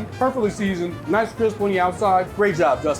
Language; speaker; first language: English; native; English